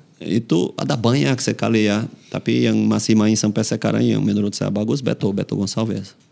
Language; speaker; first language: Indonesian; non-native, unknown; Portuguese